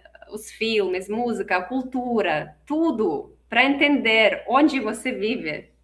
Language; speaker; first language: Portuguese; non-native, fluent; Russian